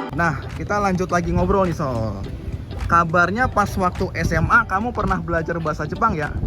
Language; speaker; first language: Indonesian; native; Indonesian